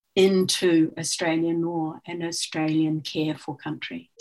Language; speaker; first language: English; native; English